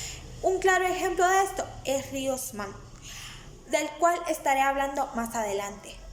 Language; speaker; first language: Spanish; native; Spanish